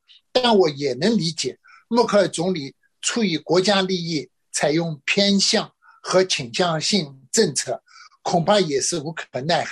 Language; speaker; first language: Chinese; native; Chinese